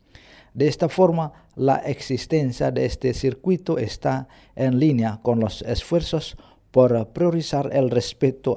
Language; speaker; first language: Spanish; non-native, fluent; Indonesian